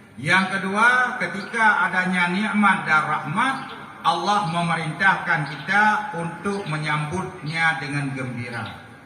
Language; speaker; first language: Malay; non-native, local second language; Achinese